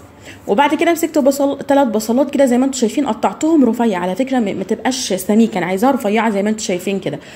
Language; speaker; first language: Arabic; native; Arabic